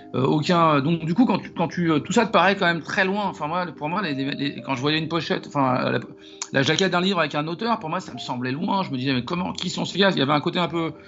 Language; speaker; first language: French; native; French